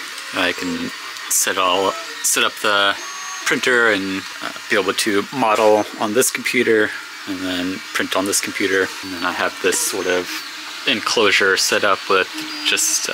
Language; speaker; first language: English; native; English